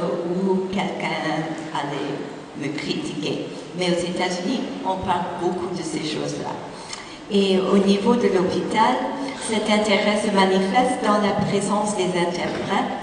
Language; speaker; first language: French; non-native, fluent; English